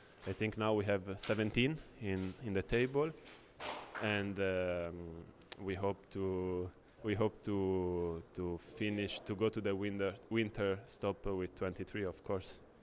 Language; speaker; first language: English; non-native, learner; Italian